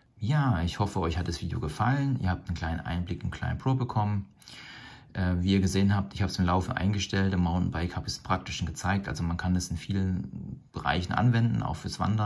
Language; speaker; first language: German; native; German